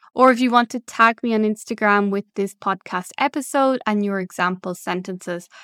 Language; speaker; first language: English; native; English